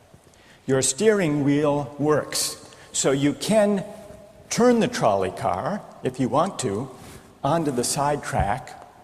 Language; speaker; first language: English; native; English